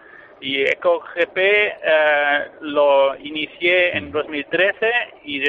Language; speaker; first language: Spanish; non-native, fluent; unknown